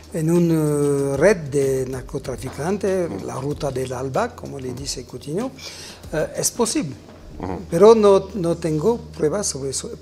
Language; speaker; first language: Spanish; non-native, fluent; French